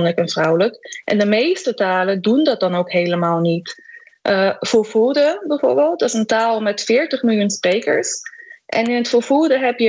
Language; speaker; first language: Dutch; early bilingual, other home language; Macedonian